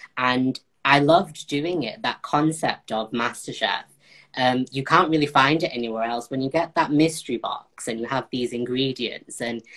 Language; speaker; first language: English; native; English